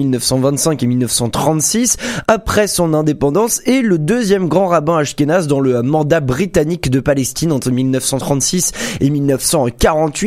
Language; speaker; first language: French; native; French